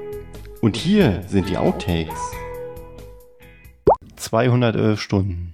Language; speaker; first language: German; native; German